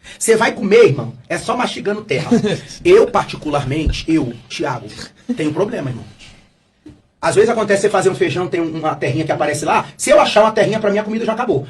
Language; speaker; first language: Portuguese; native; Portuguese